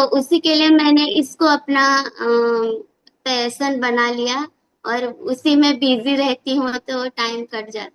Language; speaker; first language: Hindi; non-native, local second language; Odia